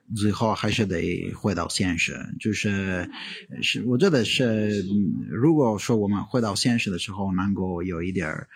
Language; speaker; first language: Chinese; non-native, fluent; Italian